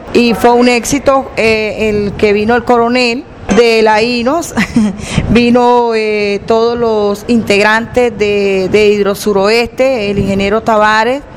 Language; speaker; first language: Spanish; native; Spanish